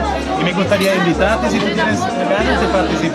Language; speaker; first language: Spanish; non-native, fluent; German